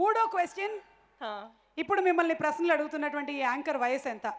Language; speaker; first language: Telugu; native; Telugu